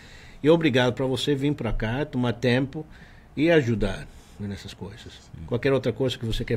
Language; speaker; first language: Portuguese; non-native, learner; Spanish